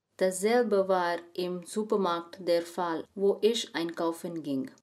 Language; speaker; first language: German; non-native, learner; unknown